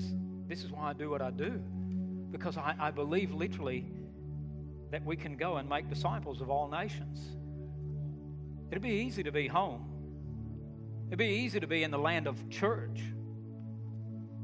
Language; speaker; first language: English; native; English